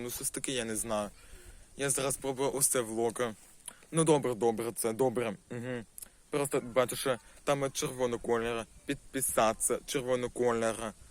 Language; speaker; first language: Ukrainian; non-native, local second language; Russian